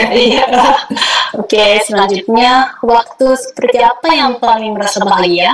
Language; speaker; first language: Indonesian; non-native, fluent; Japanese